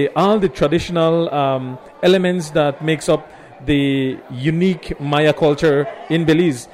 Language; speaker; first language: English; non-native, local second language; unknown